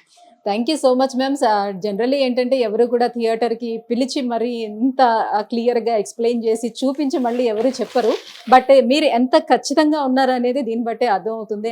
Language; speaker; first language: Telugu; native; Telugu